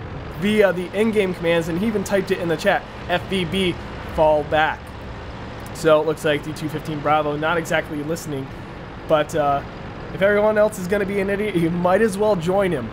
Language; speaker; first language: English; native; English